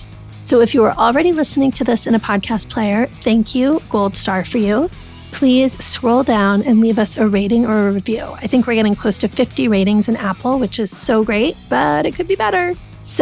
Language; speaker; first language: English; native; English